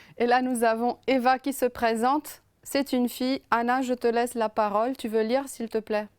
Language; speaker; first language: French; non-native, fluent; Romanian